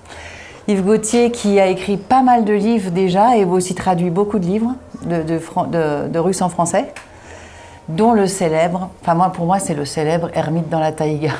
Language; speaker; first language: French; native; French